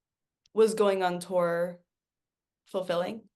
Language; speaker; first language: English; native; English